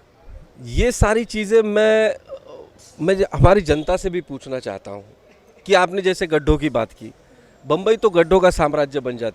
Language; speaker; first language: Hindi; non-native, local second language; Marathi